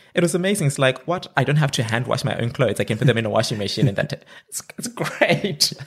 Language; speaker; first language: English; non-native, local second language; Shona